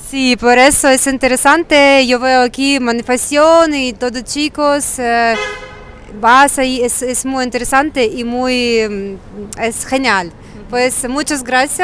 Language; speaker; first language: Spanish; non-native, learner; Ukrainian